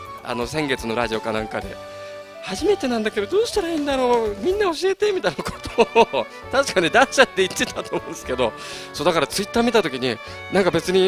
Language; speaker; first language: Japanese; native; Japanese